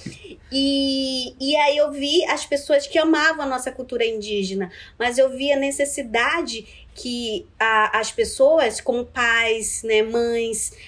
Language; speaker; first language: Portuguese; non-native, local second language; Ticuna